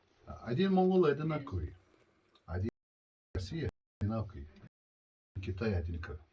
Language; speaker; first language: Russian; non-native, learner; Mongolian